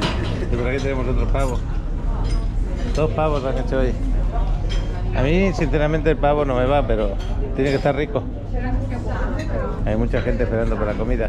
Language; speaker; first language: Spanish; native; Spanish